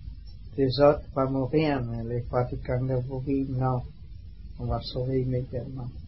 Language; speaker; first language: French; non-native, learner; Vietnamese